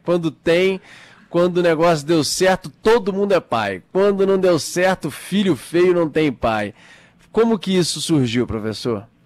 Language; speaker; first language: Portuguese; native; Portuguese